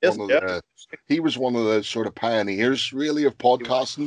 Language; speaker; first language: English; native; English